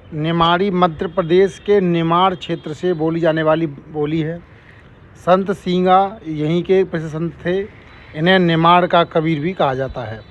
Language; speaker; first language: Hindi; native; Hindi